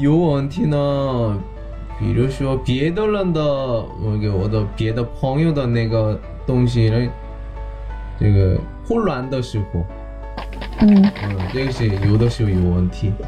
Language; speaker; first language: Chinese; non-native, learner; Korean